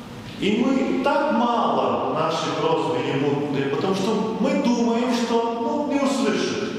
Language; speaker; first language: Russian; non-native, fluent; Lithuanian